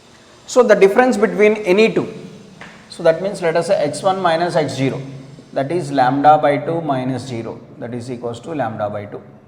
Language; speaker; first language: English; non-native, local second language; Telugu